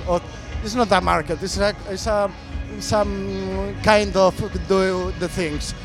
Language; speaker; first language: English; non-native, learner; Spanish